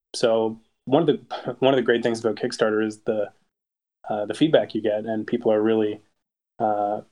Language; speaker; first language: English; native; English